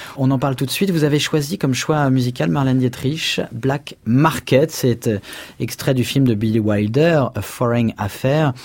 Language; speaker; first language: French; native; French